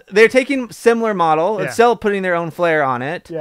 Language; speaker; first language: English; native; English